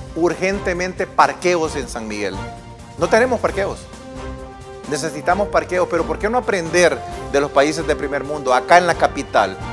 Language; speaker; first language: Spanish; native; Spanish